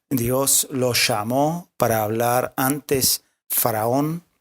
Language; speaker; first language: Spanish; non-native, fluent; English